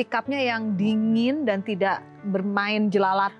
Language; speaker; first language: Indonesian; native; Indonesian